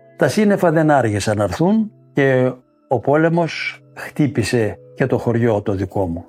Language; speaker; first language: Greek; native; Greek